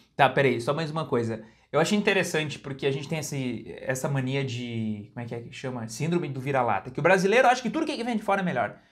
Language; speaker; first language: Portuguese; native; Portuguese